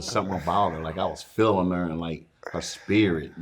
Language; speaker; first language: English; native; English